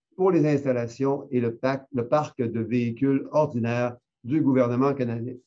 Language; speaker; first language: French; native; French